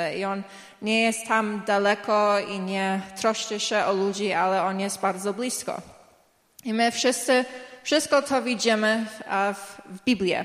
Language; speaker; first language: Polish; early bilingual, heritage; English